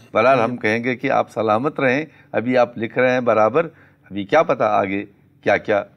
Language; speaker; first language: Urdu; native; Urdu